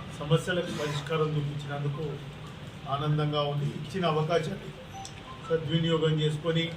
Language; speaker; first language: Telugu; native; Telugu